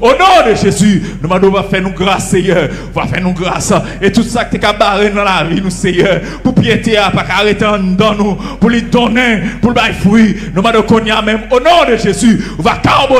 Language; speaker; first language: French; non-native, local second language; Haitian Creole